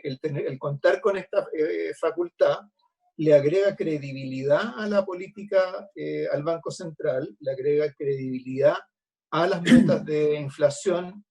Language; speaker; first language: Spanish; native; Spanish